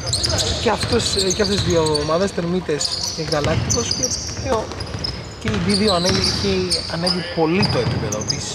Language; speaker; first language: Greek; native; Greek